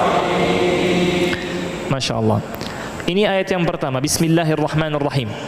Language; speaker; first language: Malay; non-native, fluent; Arabic